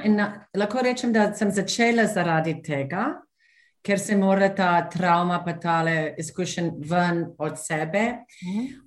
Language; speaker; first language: Slovenian; non-native, fluent; English